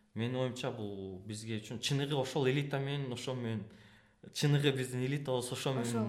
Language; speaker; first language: Kyrgyz; native; Kyrgyz